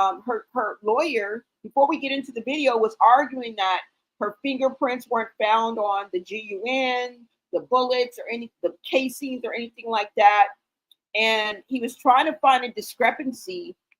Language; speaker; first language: English; native; English